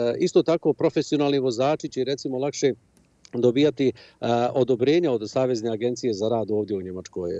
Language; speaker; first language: Croatian; native; Croatian